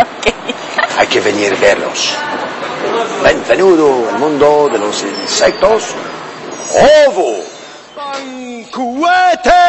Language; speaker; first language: Spanish; non-native, learner; French